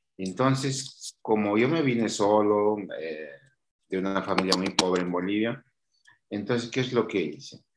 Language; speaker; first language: Spanish; native; Spanish